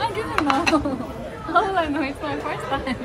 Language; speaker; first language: English; non-native, local second language; Assamese